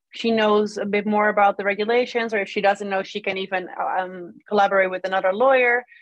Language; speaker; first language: English; non-native, fluent; Dutch